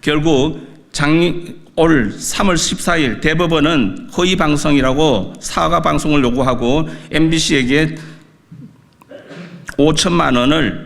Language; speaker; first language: Korean; native; Korean